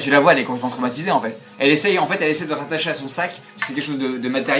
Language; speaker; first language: French; native; French